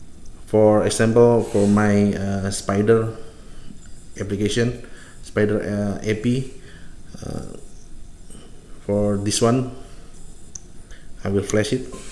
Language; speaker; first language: English; non-native, fluent; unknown